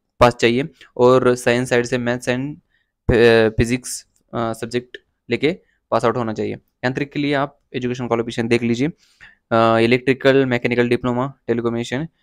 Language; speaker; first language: Hindi; non-native, local second language; Marathi